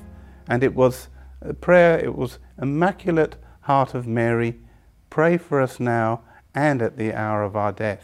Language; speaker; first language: English; native; English